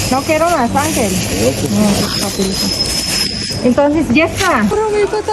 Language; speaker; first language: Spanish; non-native, learner; Filipino